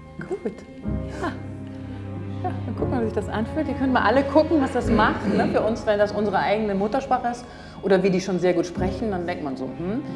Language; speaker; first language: German; native; German